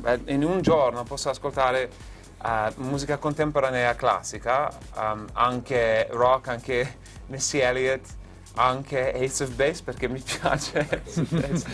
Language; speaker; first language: Italian; non-native, fluent; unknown